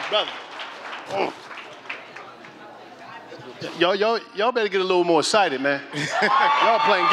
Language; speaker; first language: English; native; English